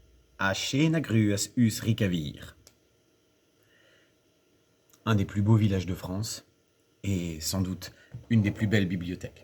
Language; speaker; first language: French; native; French